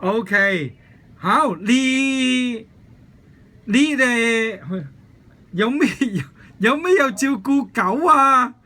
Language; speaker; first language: Chinese; non-native, local second language; Cantonese